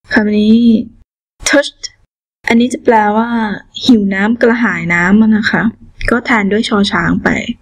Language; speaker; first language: Thai; native; Thai